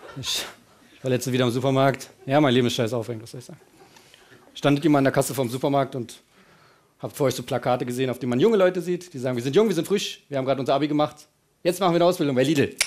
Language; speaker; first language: German; early bilingual, other home language; Persian